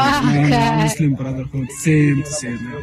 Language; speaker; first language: English; non-native, learner; Arabic